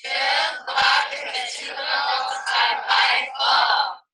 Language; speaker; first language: French; non-native, learner; English